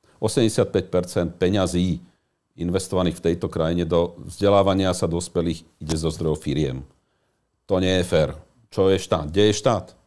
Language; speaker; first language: Slovak; native; Slovak